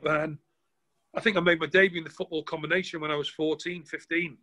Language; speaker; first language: English; native; English